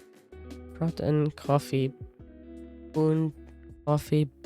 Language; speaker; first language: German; non-native, learner; English